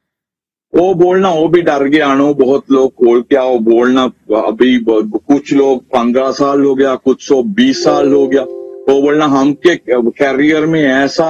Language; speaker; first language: Hindi; non-native, learner; Sinhala